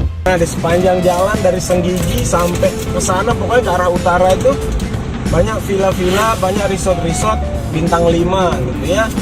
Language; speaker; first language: Indonesian; native; Indonesian